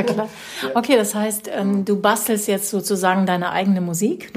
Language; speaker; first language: German; native; German